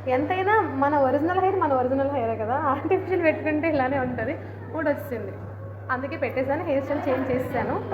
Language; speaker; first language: Telugu; non-native, local second language; Urdu